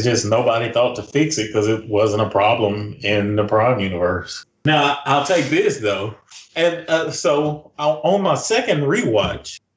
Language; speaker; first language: English; native; English